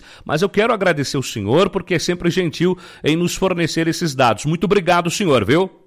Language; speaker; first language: Portuguese; native; Portuguese